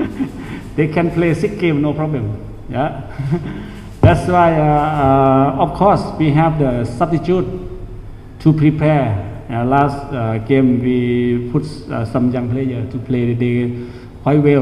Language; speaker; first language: English; non-native, learner; Thai